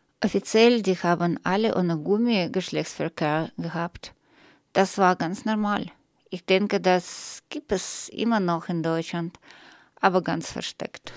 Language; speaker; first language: German; non-native, learner; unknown